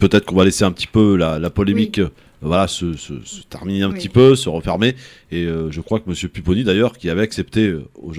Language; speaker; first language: French; native; French